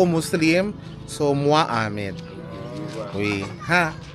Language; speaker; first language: French; non-native, learner; Filipino